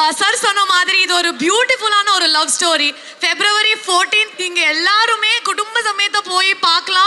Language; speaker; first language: Tamil; non-native, learner; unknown